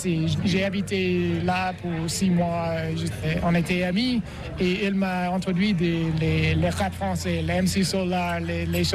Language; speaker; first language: French; non-native, learner; English